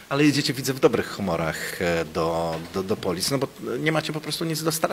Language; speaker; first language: Polish; native; Polish